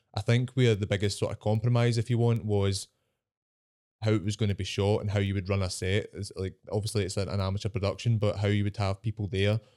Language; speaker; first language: English; native; English